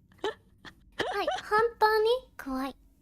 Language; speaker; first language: Japanese; non-native, learner; German